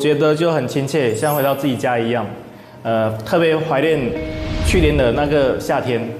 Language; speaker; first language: Chinese; native; Chinese